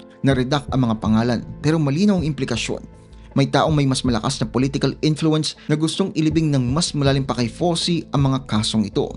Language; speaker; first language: Filipino; native; Filipino